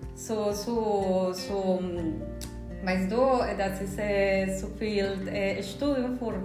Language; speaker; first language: German; non-native, fluent; Spanish